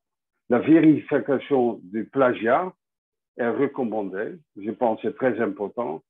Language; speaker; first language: French; non-native, fluent; Dutch